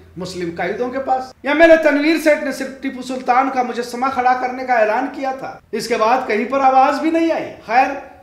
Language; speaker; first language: Hindi; non-native, local second language; Urdu